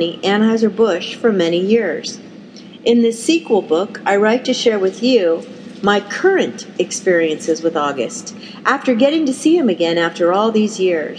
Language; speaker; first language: English; native; English